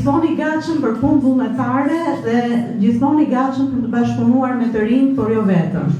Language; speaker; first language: Albanian; native; Albanian